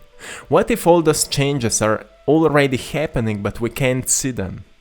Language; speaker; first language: English; non-native, fluent; Slovenian